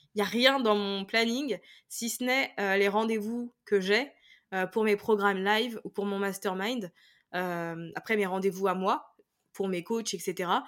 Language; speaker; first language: French; native; French